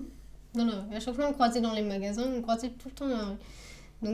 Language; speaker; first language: French; native; French